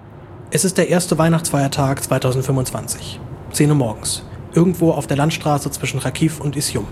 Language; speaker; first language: German; native; German